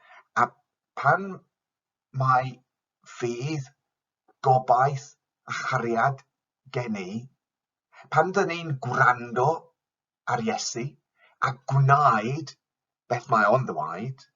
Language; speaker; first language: Welsh; non-native, fluent; English